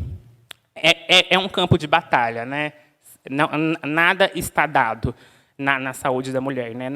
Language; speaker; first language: Portuguese; native; Portuguese